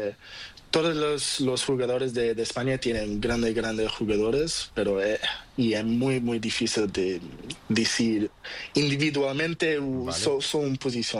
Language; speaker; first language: Spanish; non-native, learner; Portuguese